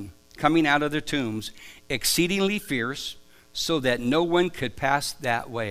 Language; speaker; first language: English; native; English